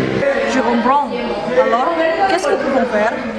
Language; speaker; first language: French; non-native, learner; Indonesian